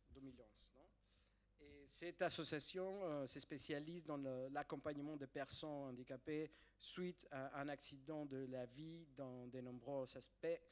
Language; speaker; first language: French; non-native, fluent; Spanish